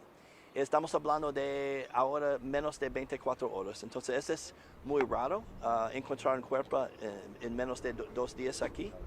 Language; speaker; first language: Spanish; non-native, learner; English